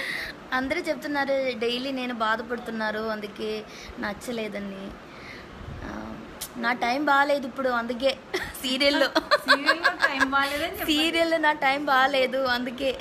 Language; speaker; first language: Telugu; non-native, learner; Malayalam